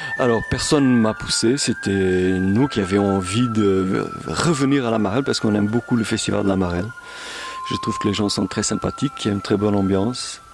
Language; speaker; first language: French; native; French